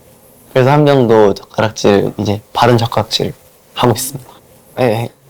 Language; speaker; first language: Korean; non-native, fluent; Japanese